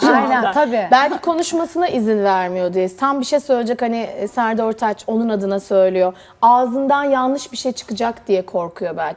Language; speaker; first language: Turkish; native; Turkish